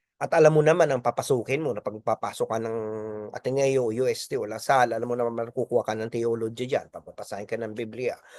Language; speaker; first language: Filipino; non-native, local second language; Bikol